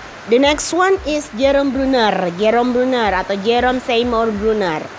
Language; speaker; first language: English; non-native, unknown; Indonesian